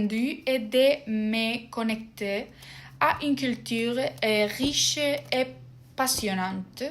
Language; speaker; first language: French; non-native, fluent; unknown